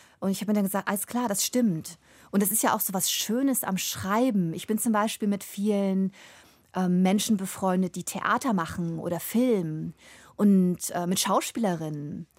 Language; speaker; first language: German; native; German